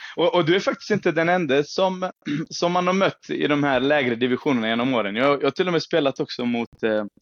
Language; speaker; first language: Swedish; early bilingual, other home language; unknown